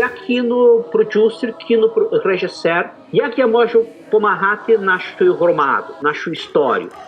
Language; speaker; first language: Ukrainian; early bilingual, heritage; Portuguese